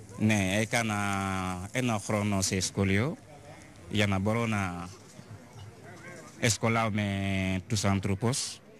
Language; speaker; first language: Greek; non-native, learner; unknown